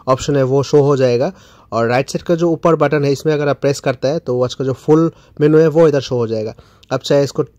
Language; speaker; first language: Hindi; non-native, local second language; Bangla